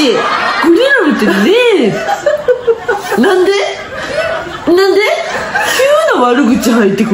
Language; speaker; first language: Japanese; native; Japanese